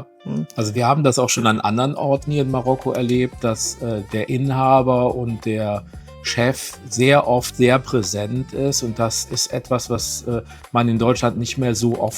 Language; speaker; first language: German; native; German